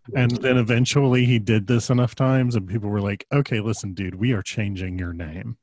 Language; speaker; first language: English; native; English